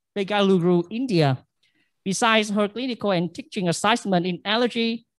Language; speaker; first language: English; non-native, fluent; Vietnamese